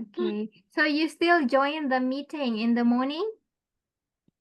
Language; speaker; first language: English; non-native, fluent; Indonesian